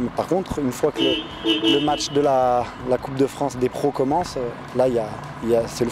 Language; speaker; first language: French; native; French